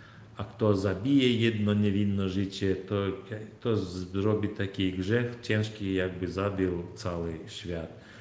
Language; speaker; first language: Polish; non-native, fluent; Turkmen